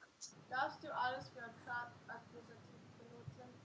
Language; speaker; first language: German; non-native, learner; English